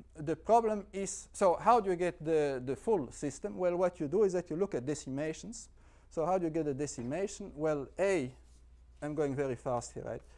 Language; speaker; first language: English; non-native, fluent; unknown